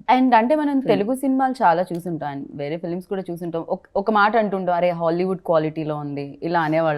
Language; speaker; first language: Telugu; native; Telugu